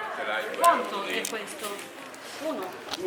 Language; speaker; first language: Italian; non-native, learner; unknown